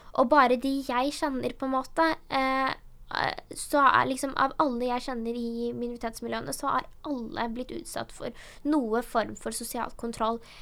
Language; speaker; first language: Norwegian; early bilingual, other home language; Urdu